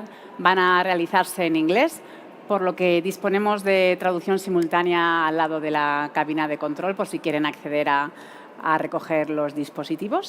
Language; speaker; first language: Spanish; native; Spanish